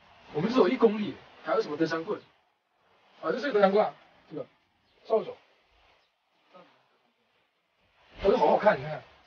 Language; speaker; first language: Chinese; native; Chinese